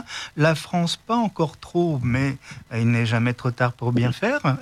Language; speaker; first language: French; native; French